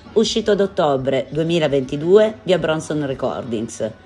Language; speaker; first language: Italian; native; Italian